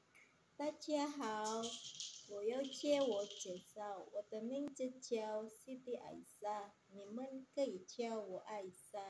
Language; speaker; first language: Chinese; non-native, learner; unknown